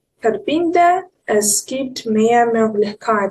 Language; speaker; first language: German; non-native, fluent; Ukrainian